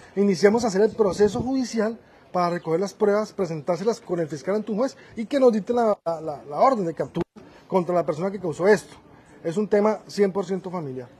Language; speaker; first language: Spanish; native; Spanish